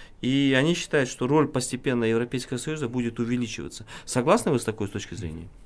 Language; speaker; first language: Russian; non-native, local second language; Kyrgyz